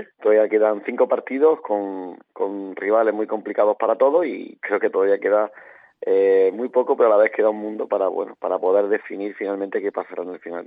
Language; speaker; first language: Spanish; native; Spanish